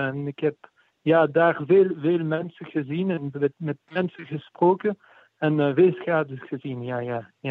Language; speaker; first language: Dutch; non-native, fluent; French